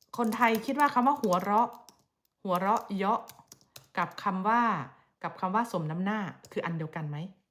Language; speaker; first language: Thai; native; Thai